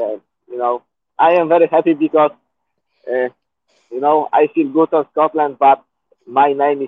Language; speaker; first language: English; non-native, learner; Polish